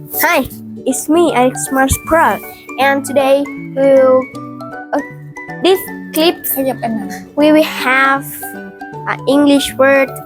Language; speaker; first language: English; non-native, learner; Thai